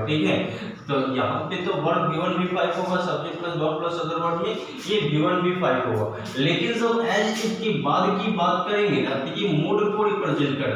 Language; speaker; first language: Hindi; native; Hindi